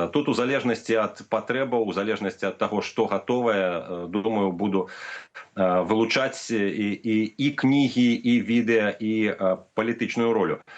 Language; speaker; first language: Belarusian; native; Belarusian